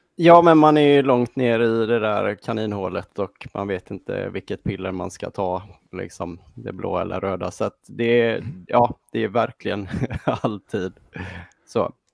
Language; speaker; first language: Swedish; native; Swedish